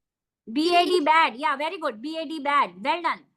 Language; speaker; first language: English; non-native, fluent; Hindi